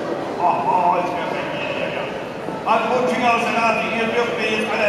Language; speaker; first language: German; native; German